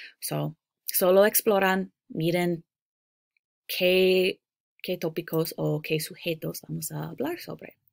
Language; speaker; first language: Spanish; non-native, fluent; English